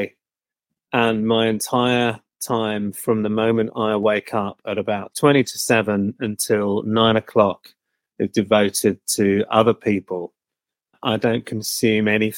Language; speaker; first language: English; native; English